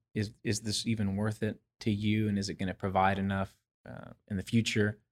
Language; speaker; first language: English; native; English